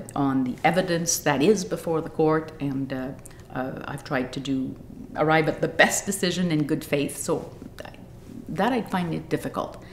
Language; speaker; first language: English; native; English